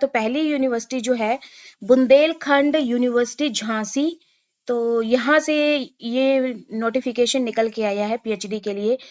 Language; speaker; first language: Hindi; native; Hindi